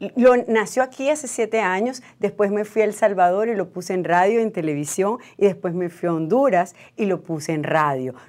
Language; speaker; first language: Spanish; native; Spanish